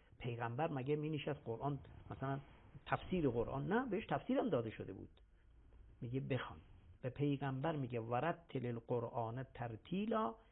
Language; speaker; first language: Persian; native; Persian